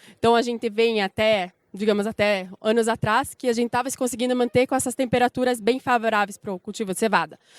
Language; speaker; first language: Portuguese; native; Portuguese